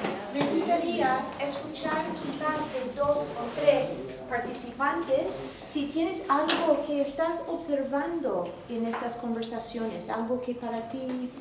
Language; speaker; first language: Spanish; non-native, fluent; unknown